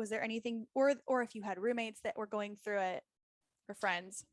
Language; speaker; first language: English; native; English